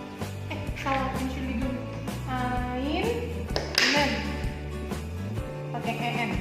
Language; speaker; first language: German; non-native, fluent; Indonesian